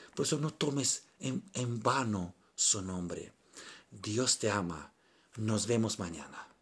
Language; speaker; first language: Spanish; non-native, fluent; Romanian